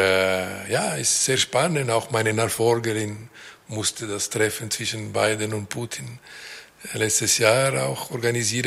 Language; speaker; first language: German; non-native, local second language; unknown